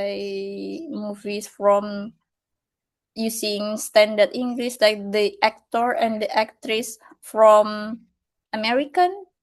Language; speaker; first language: English; non-native, fluent; Indonesian